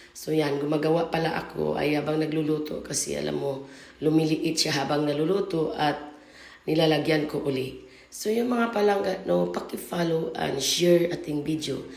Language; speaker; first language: Filipino; non-native, local second language; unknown